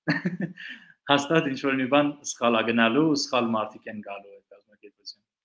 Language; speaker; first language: Armenian; early bilingual, heritage; Armenian